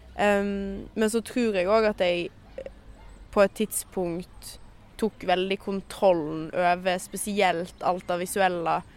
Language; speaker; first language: Norwegian; native; Norwegian